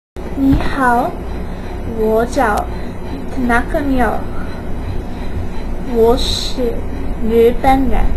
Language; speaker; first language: Chinese; non-native, learner; Japanese